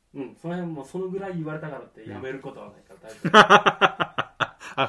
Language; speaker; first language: Japanese; native; Japanese